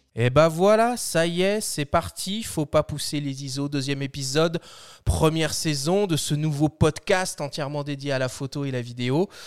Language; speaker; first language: French; native; French